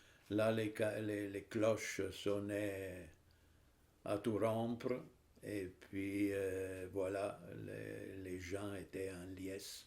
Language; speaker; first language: French; non-native, fluent; Italian